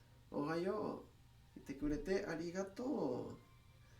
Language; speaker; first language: Japanese; non-native, learner; English